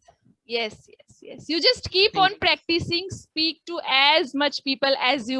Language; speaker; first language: English; non-native, local second language; Hindi